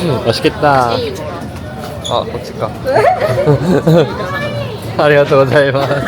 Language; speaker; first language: Japanese; non-native, fluent; Korean